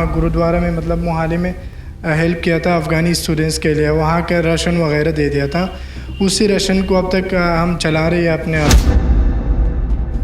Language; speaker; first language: Hindi; non-native, learner; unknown